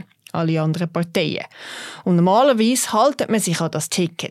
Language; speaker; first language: German; native; German